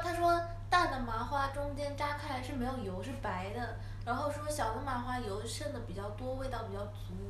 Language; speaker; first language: Chinese; native; Chinese